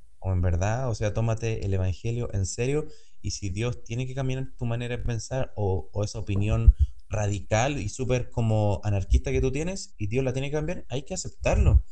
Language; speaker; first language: Spanish; native; Spanish